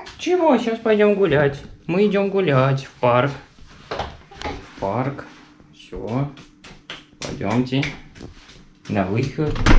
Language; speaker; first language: Russian; native; Russian